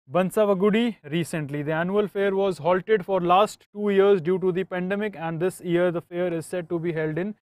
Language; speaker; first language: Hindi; native; Hindi